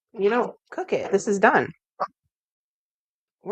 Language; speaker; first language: English; native; English